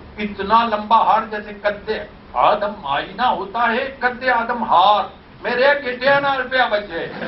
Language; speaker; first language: Urdu; non-native, local second language; Punjabi